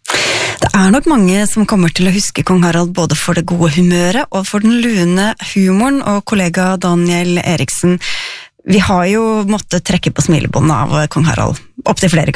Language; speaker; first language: Norwegian; native; Norwegian